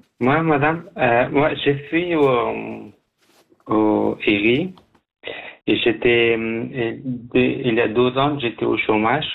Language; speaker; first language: French; non-native, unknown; Persian